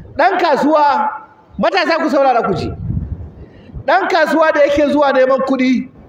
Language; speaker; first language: Hausa; native; Hausa